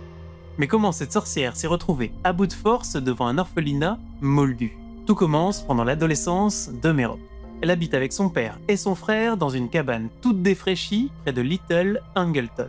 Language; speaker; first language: French; native; French